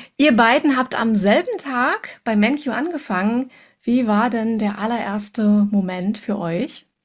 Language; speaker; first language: German; native; German